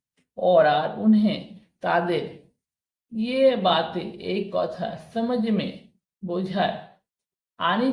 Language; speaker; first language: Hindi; non-native, fluent; Bangla